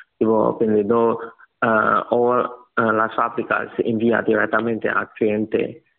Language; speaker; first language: Spanish; non-native, learner; Chinese